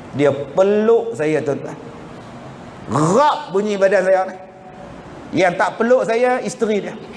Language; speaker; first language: Malay; native; Malay